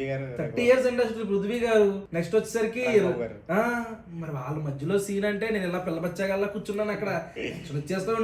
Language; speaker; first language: Telugu; native; Telugu